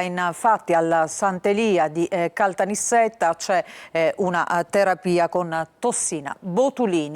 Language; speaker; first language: Italian; native; Italian